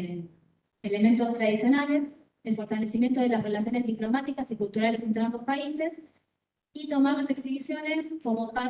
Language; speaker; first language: Spanish; native; Spanish